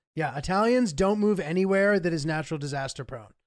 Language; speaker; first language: English; early bilingual, other home language; Italian